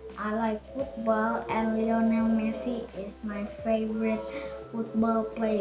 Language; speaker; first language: English; non-native, learner; Indonesian